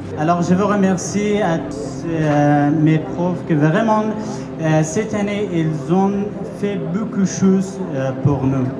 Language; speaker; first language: French; non-native, learner; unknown